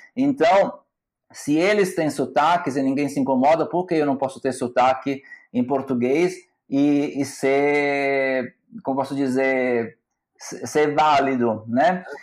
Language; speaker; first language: Portuguese; non-native, fluent; Italian